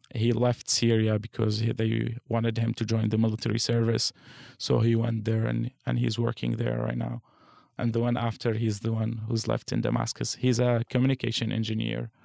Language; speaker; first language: English; non-native, fluent; Arabic